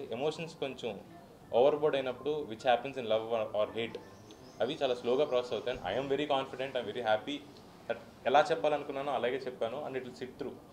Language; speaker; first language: Telugu; native; Telugu